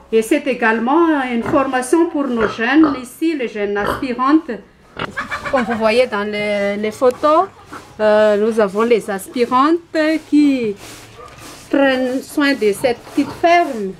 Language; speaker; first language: French; non-native, local second language; Malagasy